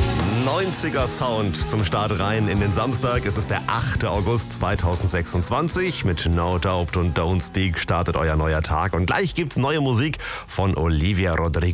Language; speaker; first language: German; native; German